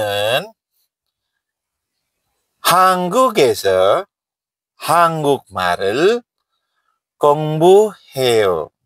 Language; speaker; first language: Korean; non-native, fluent; Indonesian